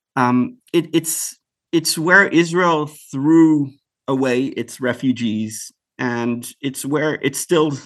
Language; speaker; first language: English; early bilingual, other home language; Hebrew